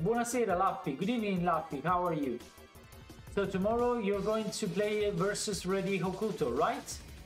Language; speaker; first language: English; non-native, fluent; Italian